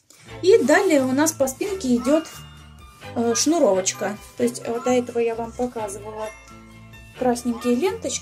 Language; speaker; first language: Russian; native; Russian